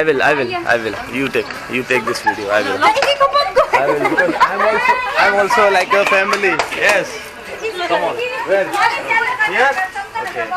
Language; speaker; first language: English; non-native, learner; Hindi